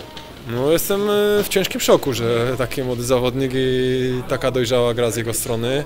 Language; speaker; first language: Polish; native; Polish